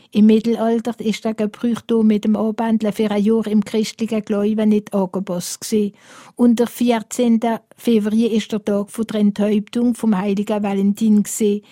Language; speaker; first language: German; non-native, local second language; Swiss German